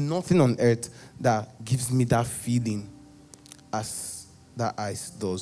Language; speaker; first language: English; non-native, local second language; Yoruba